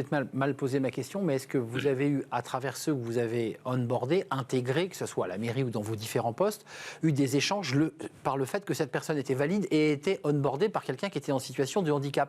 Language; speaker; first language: French; native; French